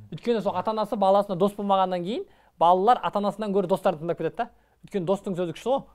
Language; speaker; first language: Kazakh; native; Kazakh